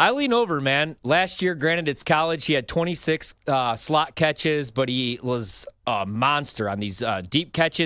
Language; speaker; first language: English; native; English